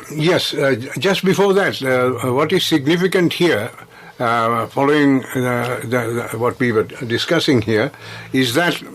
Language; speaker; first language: English; non-native, local second language; Sinhala